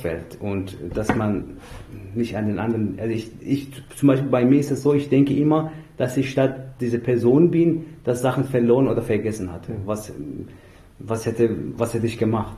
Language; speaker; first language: German; non-native, fluent; Persian